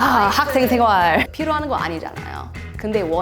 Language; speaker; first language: Korean; non-native, fluent; English